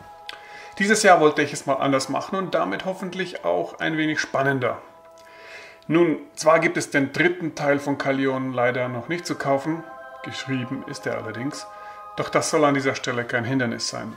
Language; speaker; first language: German; native; German